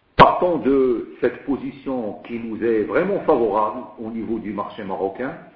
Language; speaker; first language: French; non-native, local second language; Arabic